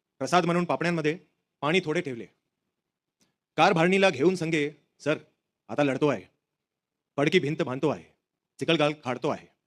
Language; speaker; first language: Hindi; native; Hindi